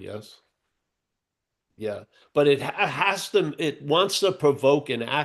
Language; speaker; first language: English; native; English